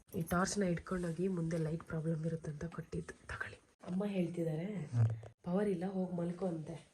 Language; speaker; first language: Kannada; non-native, local second language; Urdu